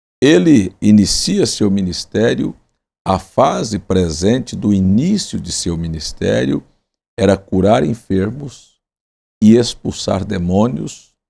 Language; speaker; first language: Portuguese; native; Portuguese